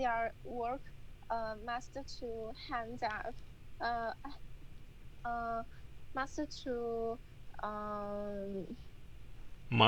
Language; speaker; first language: English; non-native, learner; Chinese